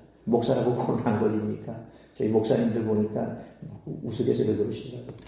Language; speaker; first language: Korean; native; Korean